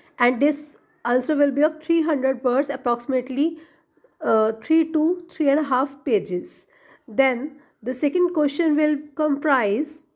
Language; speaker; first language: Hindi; non-native, local second language; Punjabi